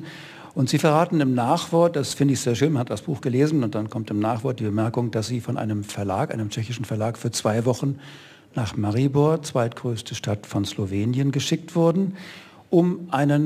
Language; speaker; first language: German; native; German